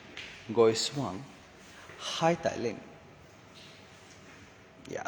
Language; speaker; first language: Vietnamese; non-native, learner; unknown